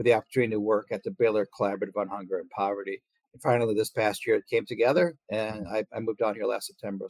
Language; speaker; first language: English; native; English